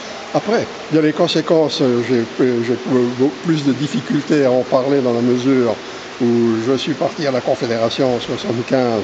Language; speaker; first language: French; native; French